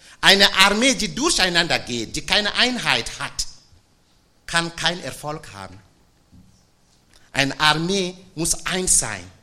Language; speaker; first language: German; non-native, fluent; French